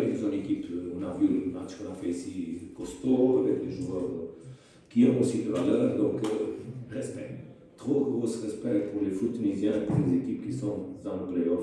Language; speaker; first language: French; non-native, fluent; Portuguese